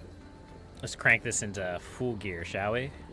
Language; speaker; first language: English; native; English